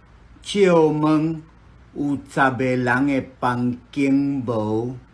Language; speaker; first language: Chinese; non-native, fluent; Filipino